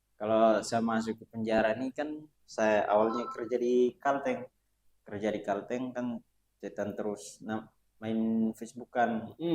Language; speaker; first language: Indonesian; non-native, fluent; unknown